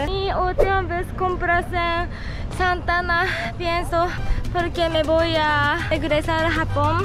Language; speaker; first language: Spanish; non-native, learner; Japanese